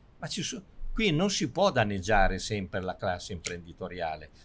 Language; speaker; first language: Italian; native; Italian